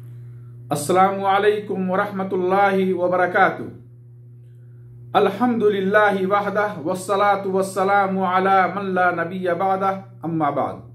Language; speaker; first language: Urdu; native; Urdu